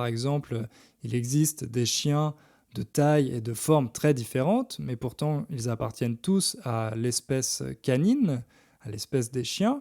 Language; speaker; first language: French; native; French